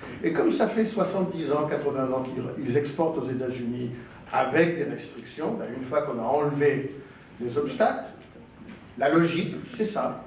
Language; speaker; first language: French; non-native, fluent; Spanish